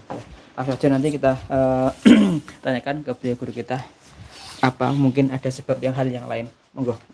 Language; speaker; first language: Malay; non-native, local second language; Javanese